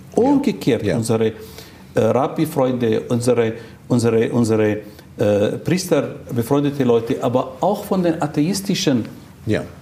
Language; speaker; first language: German; non-native, fluent; Arabic